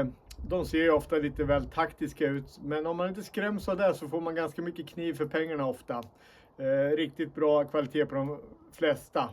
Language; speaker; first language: Swedish; native; Swedish